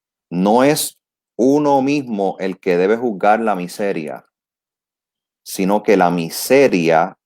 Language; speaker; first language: Spanish; native; Spanish